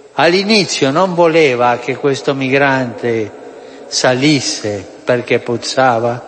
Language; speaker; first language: Italian; non-native, fluent; Spanish